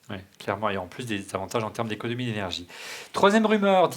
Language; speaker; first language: French; native; French